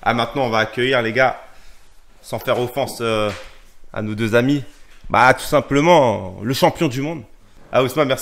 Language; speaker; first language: French; native; French